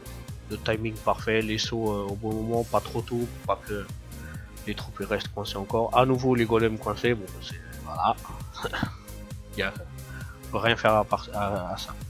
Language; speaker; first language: French; native; French